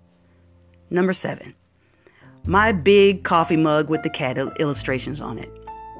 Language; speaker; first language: English; native; English